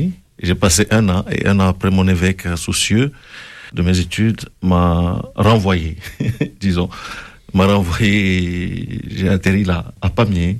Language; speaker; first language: French; non-native, local second language; Ewe